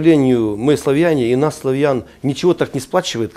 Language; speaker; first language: Russian; native; Russian